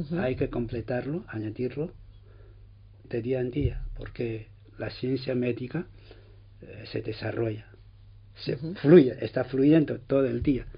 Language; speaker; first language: Spanish; non-native, fluent; Chinese